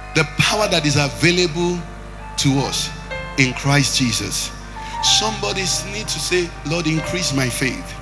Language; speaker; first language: English; non-native, local second language; Igbo